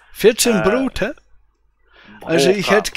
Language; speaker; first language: German; native; German